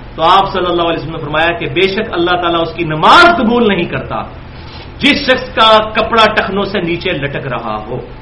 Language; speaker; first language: Urdu; non-native, local second language; Punjabi